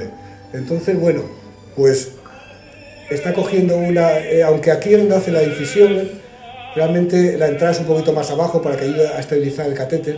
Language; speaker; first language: Spanish; native; Spanish